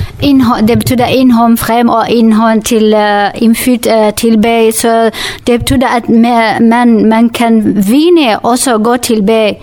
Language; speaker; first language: Danish; non-native, learner; Kurdish